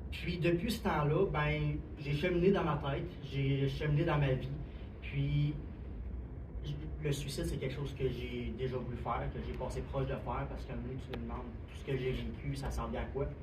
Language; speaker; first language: French; native; French